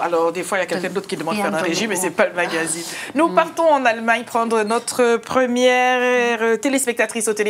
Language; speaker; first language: French; native; French